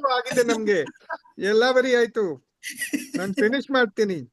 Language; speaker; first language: Kannada; non-native, learner; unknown